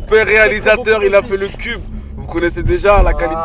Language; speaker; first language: French; native; French